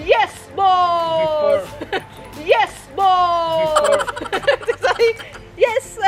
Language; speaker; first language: English; non-native, learner; Filipino